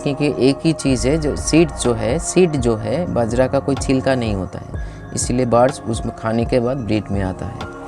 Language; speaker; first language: Hindi; non-native, local second language; Bangla